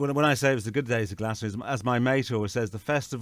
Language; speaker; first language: English; native; English